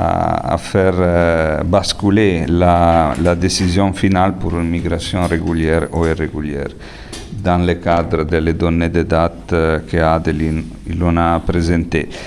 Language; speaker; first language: French; non-native, fluent; Italian